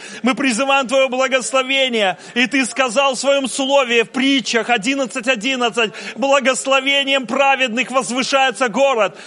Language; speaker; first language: Russian; native; Russian